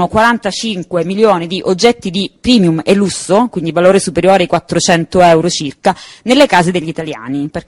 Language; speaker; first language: Italian; native; Italian